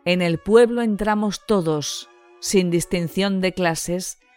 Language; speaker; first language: Spanish; non-native, local second language; Basque